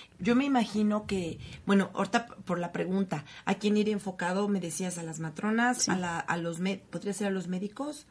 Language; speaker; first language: Spanish; native; Spanish